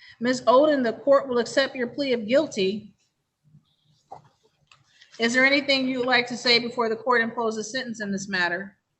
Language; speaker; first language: English; native; English